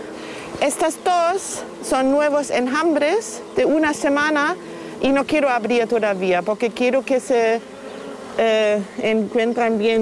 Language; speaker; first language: Spanish; non-native, fluent; German